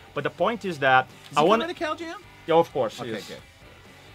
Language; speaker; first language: English; non-native, fluent; Portuguese